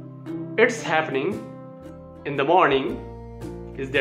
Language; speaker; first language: English; non-native, learner; Hindi